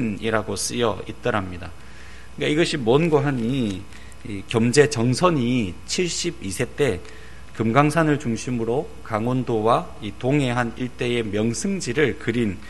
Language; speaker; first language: Korean; native; Korean